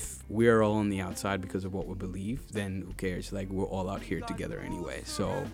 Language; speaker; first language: English; non-native, local second language; Ganda